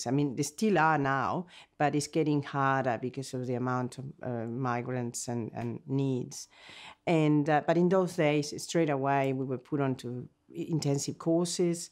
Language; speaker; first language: English; non-native, fluent; Spanish